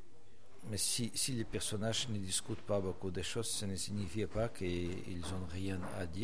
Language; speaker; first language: French; non-native, fluent; Russian